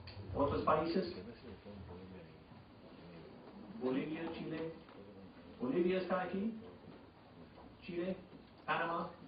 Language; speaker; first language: Spanish; non-native, fluent; English